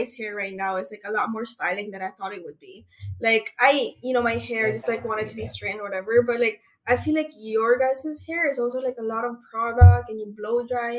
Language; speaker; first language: English; non-native, local second language; Aklanon